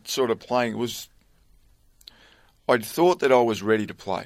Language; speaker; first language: English; native; English